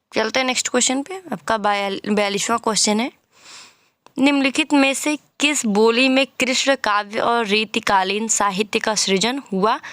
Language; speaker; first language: Hindi; native; Hindi